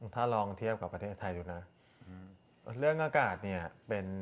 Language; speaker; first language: Thai; early bilingual, other home language; Korean